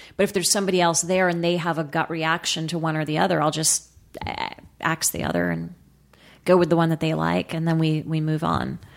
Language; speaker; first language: English; native; English